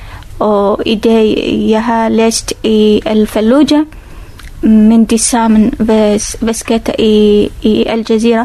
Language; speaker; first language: Danish; non-native, learner; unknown